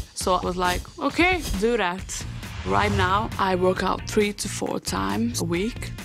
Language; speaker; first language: English; early bilingual, other home language; Serbian